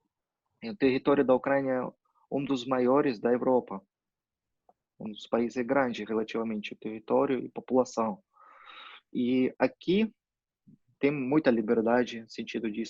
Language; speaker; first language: Portuguese; non-native, fluent; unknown